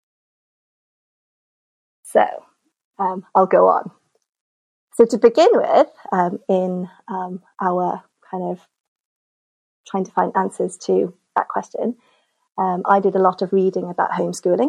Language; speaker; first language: English; native; English